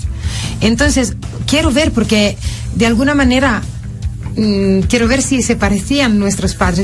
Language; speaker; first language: Spanish; non-native, fluent; Italian